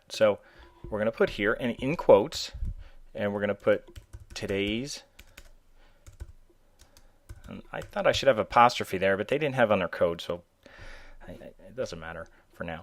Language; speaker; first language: English; native; English